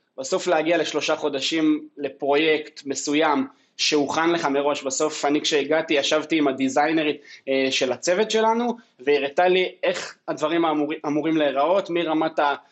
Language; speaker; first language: Hebrew; native; Hebrew